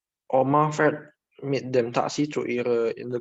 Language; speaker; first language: German; non-native, learner; Indonesian